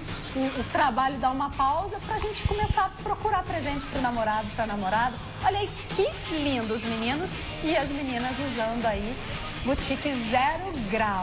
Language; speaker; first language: Portuguese; native; Portuguese